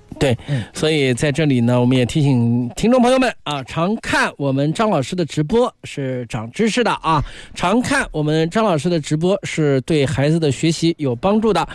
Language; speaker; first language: Chinese; native; Chinese